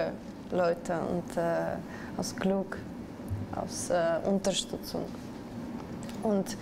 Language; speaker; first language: German; non-native, learner; Russian